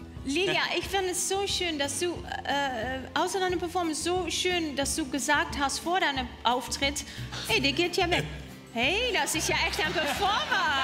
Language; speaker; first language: German; native; German